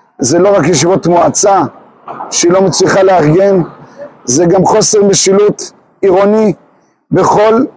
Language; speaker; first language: Hebrew; native; Hebrew